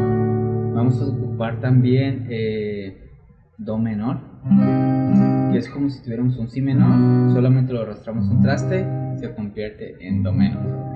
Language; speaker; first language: Spanish; native; Spanish